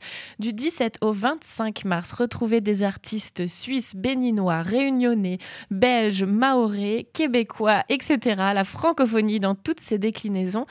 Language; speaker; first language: French; native; French